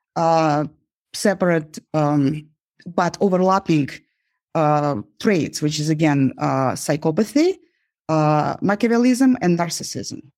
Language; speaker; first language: English; non-native, fluent; Uzbek